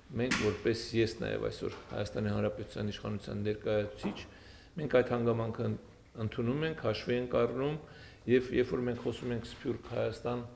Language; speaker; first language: Armenian; native; Armenian